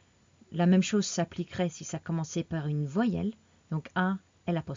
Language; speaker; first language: French; non-native, fluent; English